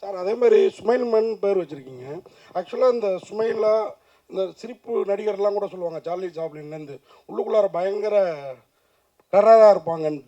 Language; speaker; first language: Tamil; native; Tamil